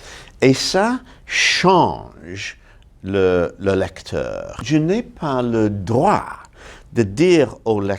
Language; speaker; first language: French; non-native, fluent; English